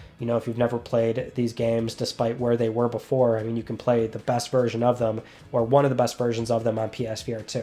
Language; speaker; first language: English; native; English